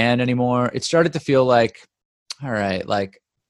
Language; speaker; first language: English; native; English